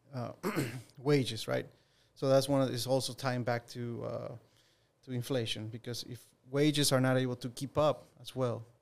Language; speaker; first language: English; non-native, fluent; Spanish